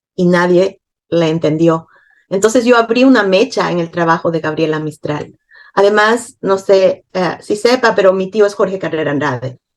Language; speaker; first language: Spanish; native; Spanish